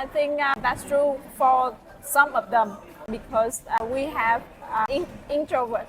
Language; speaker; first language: English; non-native, learner; Vietnamese